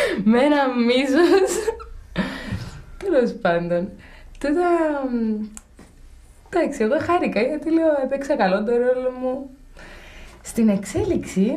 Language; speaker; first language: Greek; native; Greek